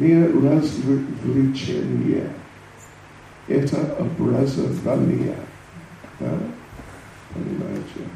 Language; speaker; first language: Russian; non-native, learner; English